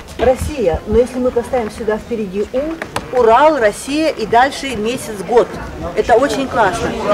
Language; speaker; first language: Russian; native; Russian